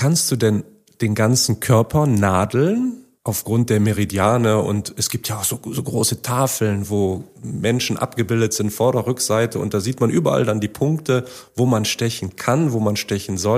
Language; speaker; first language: German; native; German